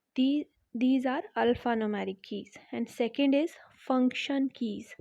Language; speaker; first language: English; non-native, local second language; Punjabi